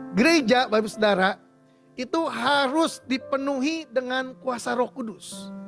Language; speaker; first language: Indonesian; native; Indonesian